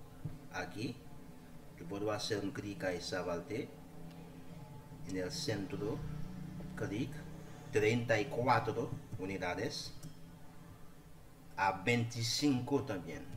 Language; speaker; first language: Spanish; non-native, learner; Haitian Creole